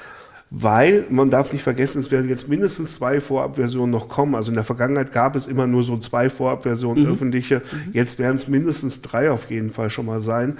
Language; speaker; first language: German; native; German